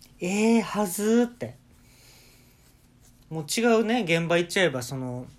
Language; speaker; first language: Japanese; native; Japanese